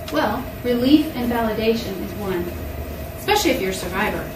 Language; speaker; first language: English; native; English